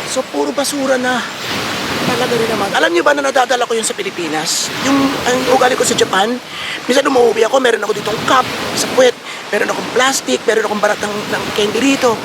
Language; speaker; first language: Filipino; native; Filipino